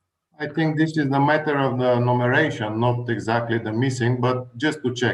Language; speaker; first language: English; non-native, fluent; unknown